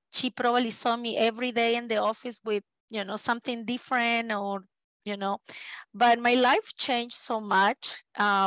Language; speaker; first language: English; non-native, fluent; Spanish